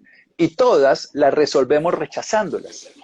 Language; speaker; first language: Spanish; native; Spanish